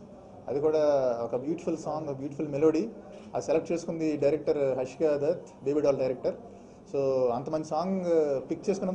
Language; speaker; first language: Telugu; native; Telugu